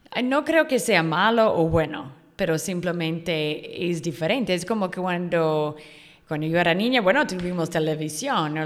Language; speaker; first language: Spanish; non-native, fluent; English